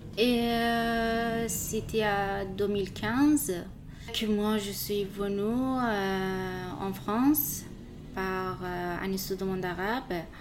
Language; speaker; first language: French; non-native, learner; Persian